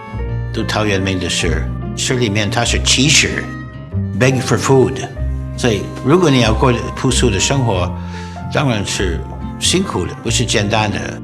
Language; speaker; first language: Chinese; non-native, fluent; English